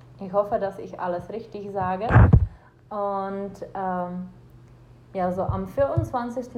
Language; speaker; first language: German; non-native, fluent; Czech